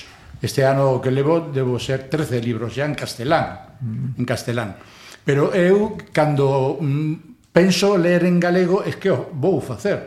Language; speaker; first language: Galician; non-native, local second language; Spanish